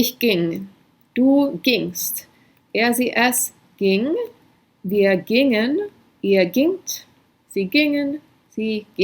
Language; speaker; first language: German; non-native, fluent; English